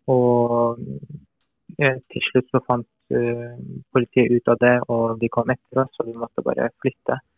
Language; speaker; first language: Norwegian; non-native, fluent; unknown